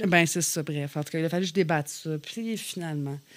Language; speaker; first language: French; native; French